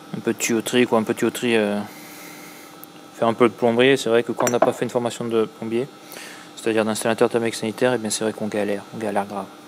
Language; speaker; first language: French; native; French